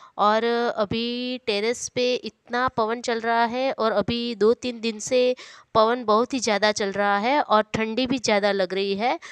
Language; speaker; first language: Hindi; non-native, local second language; Gujarati